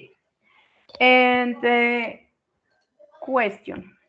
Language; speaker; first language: English; non-native, fluent; Spanish